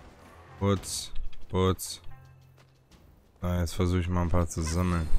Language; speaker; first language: German; native; German